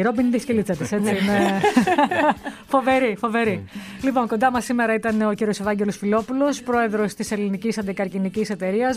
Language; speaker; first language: Greek; native; Greek